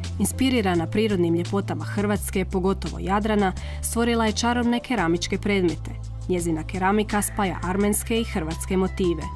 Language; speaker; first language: Croatian; native; Croatian